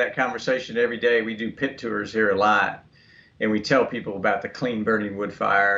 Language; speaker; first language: English; native; English